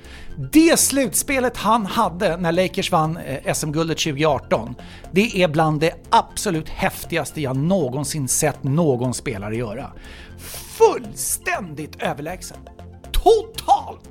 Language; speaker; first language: Swedish; native; Swedish